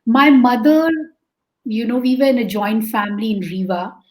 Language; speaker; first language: English; non-native, local second language; Hindi